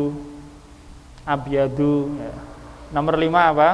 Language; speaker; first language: Indonesian; native; Indonesian